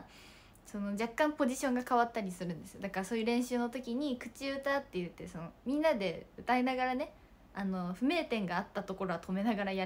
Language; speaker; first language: Japanese; native; Japanese